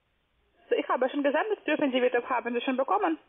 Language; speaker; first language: German; non-native, learner; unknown